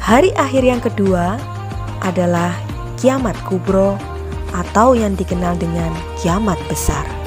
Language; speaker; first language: Indonesian; native; Indonesian